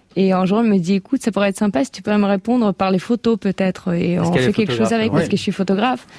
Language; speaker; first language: French; non-native, fluent; Ukrainian